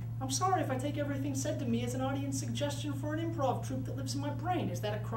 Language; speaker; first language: English; native; English